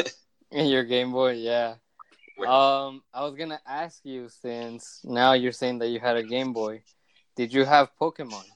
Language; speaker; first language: English; early bilingual, other home language; Spanish